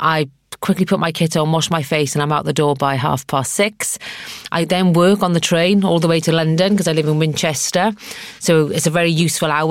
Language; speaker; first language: English; native; English